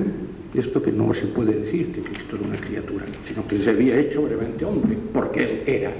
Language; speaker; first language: Spanish; non-native, local second language; Catalan